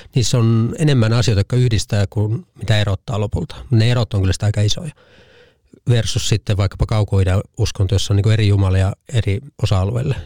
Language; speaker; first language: Finnish; native; Finnish